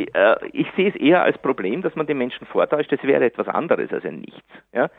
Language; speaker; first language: German; native; German